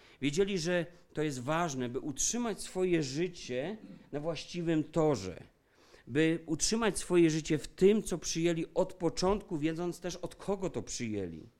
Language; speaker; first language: Polish; native; Polish